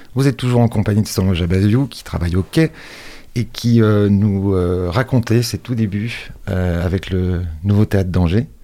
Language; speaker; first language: French; native; French